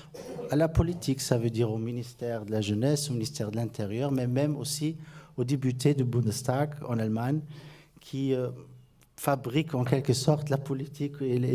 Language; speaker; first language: French; non-native, fluent; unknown